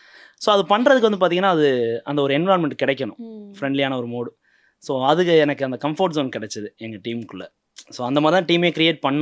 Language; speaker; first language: Tamil; native; Tamil